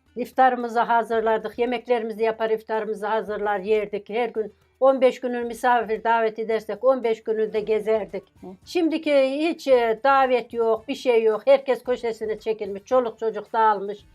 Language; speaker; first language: Turkish; native; Turkish